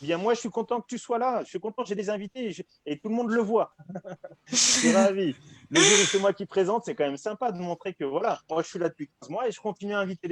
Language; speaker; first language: French; native; French